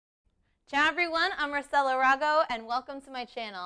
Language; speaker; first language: English; early bilingual, heritage; English